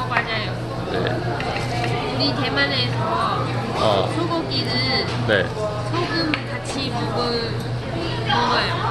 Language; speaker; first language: Korean; non-native, learner; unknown